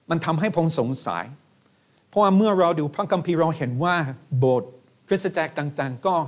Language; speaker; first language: Thai; non-native, fluent; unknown